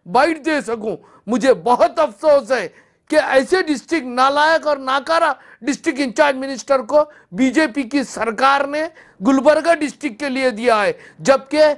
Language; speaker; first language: Hindi; non-native, local second language; Urdu